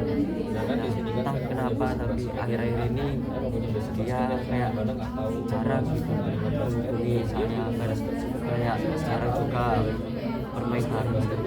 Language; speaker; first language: Indonesian; native; Indonesian